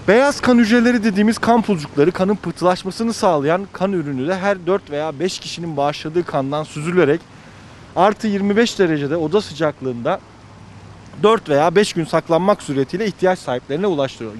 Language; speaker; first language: Turkish; native; Turkish